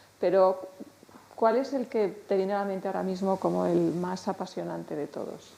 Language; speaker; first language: Spanish; native; Spanish